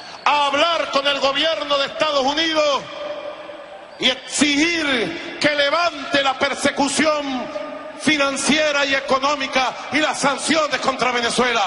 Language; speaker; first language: Spanish; native; Spanish